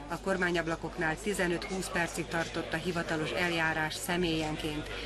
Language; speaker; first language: Hungarian; native; Hungarian